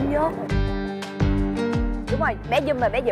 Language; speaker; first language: Vietnamese; native; Vietnamese